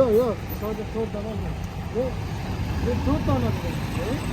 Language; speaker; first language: Turkish; non-native, learner; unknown